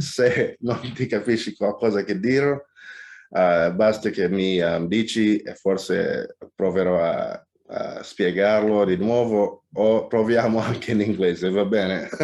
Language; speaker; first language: Italian; non-native, fluent; Indonesian